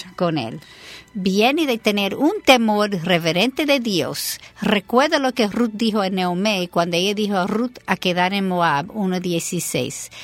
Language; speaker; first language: Spanish; non-native, fluent; English